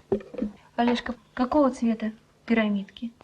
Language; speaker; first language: Russian; native; Russian